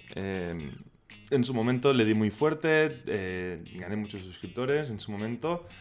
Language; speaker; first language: Spanish; non-native, local second language; Catalan